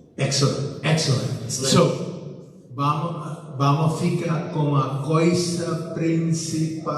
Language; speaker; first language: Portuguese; non-native, learner; English